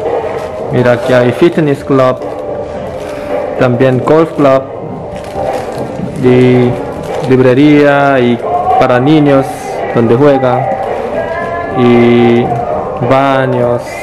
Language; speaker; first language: Spanish; non-native, fluent; Korean